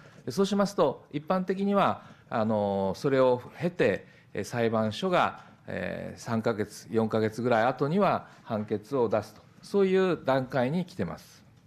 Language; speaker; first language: Japanese; native; Japanese